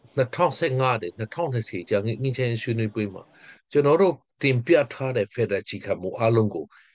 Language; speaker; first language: Burmese; non-native, local second language; Hakha Chin